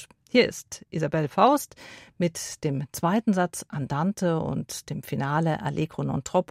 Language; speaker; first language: German; native; German